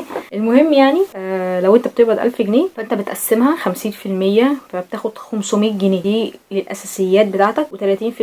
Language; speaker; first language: Arabic; native; Arabic